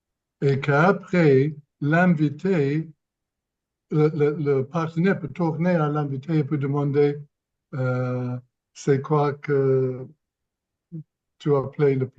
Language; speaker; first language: French; non-native, fluent; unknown